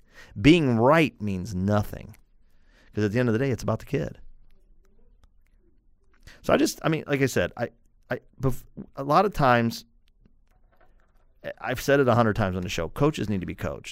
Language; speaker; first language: English; native; English